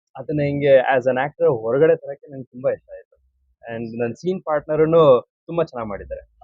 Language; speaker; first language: Kannada; early bilingual, heritage; Kannada